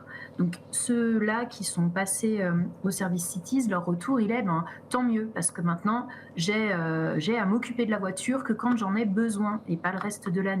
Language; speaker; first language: French; native; French